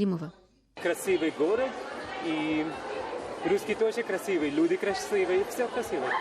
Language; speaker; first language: Russian; non-native, learner; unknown